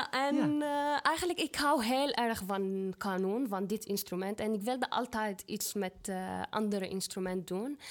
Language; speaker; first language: Dutch; non-native, fluent; Arabic